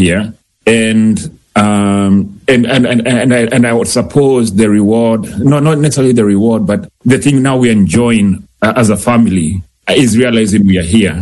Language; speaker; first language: English; non-native, local second language; Kikuyu